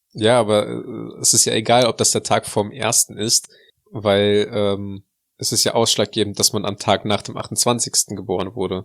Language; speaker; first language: German; early bilingual, other home language; Russian